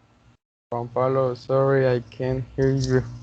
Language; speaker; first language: English; non-native, learner; Spanish